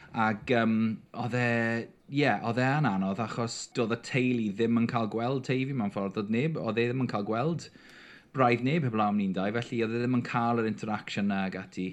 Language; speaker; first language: Welsh; non-native, local second language; English